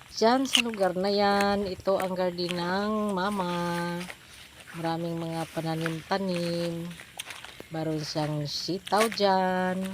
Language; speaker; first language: Filipino; non-native, local second language; Cebuano